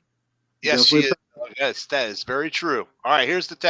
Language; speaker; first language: English; native; English